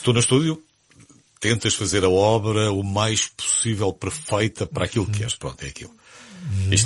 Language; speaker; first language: Portuguese; native; Portuguese